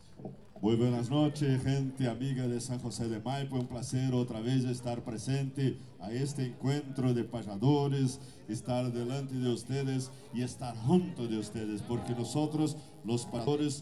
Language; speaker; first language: Spanish; non-native, fluent; Portuguese